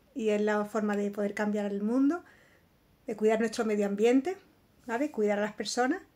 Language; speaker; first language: Spanish; native; Spanish